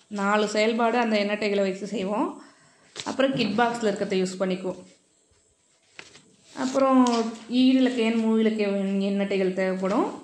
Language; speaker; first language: Tamil; native; Tamil